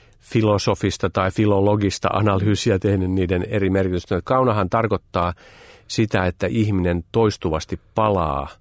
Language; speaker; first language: Finnish; native; Finnish